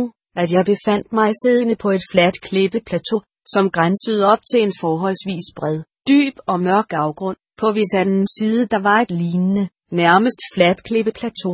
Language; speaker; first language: Danish; native; Danish